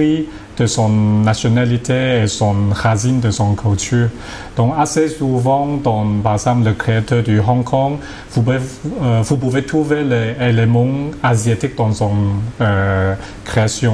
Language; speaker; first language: French; non-native, learner; Cantonese